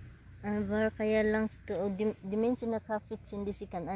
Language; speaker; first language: Dutch; non-native, learner; Filipino